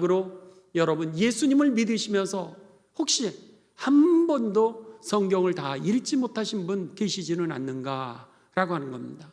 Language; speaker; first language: Korean; native; Korean